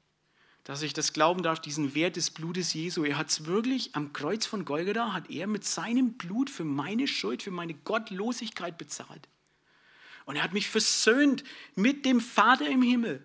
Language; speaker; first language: German; native; German